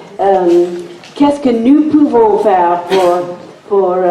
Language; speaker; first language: French; non-native, local second language; English